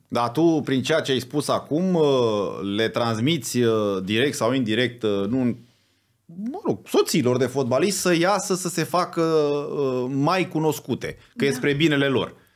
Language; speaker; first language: Romanian; native; Romanian